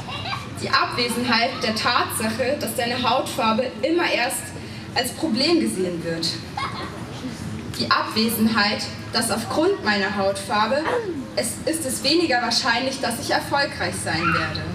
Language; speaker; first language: German; native; German